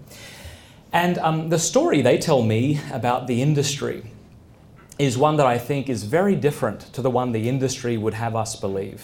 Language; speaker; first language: English; native; English